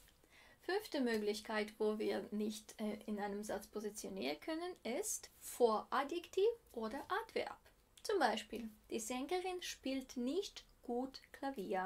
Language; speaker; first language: German; non-native, fluent; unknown